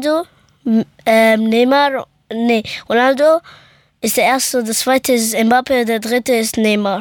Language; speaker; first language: German; early bilingual, other home language; Persian